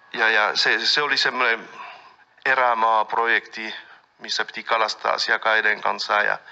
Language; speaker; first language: Finnish; non-native, fluent; French